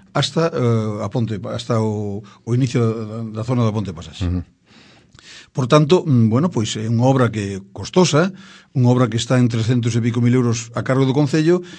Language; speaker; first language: Galician; native; Galician